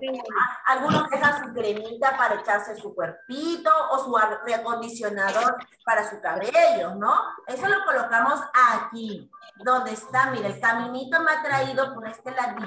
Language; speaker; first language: Spanish; native; Spanish